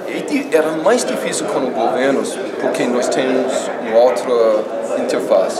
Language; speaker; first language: Portuguese; non-native, fluent; English